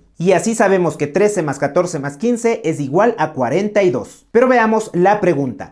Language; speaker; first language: Spanish; native; Spanish